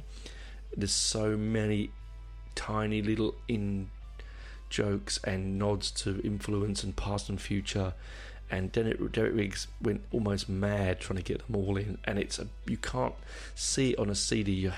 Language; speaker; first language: English; native; English